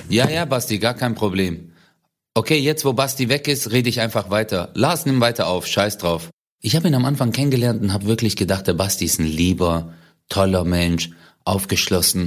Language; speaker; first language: German; early bilingual, other home language; Turkish